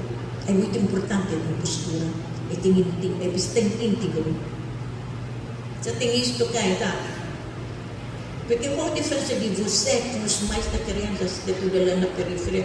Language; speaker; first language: Portuguese; non-native, fluent; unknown